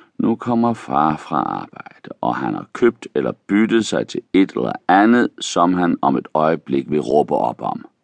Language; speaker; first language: Danish; native; Danish